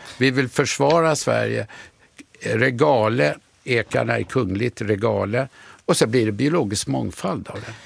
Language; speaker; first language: Swedish; native; Swedish